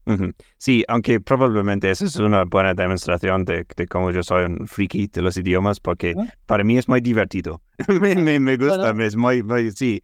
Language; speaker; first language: Spanish; non-native, fluent; English